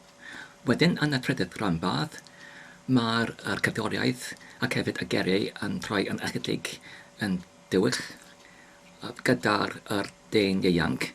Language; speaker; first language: Welsh; non-native, learner; English